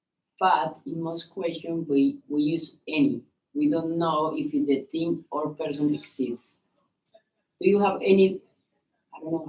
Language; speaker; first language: English; non-native, learner; Spanish